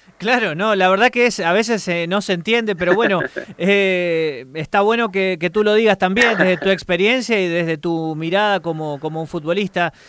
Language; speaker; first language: Spanish; native; Spanish